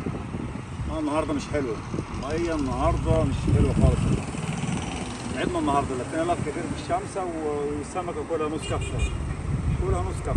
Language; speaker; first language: Arabic; native; Arabic